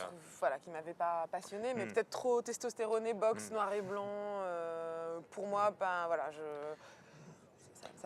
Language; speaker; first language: French; native; French